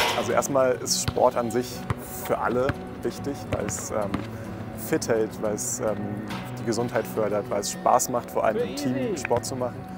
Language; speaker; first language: German; native; German